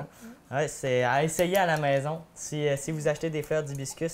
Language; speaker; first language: French; native; French